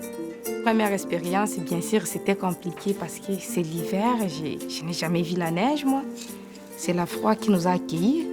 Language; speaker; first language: French; non-native, local second language; Swahili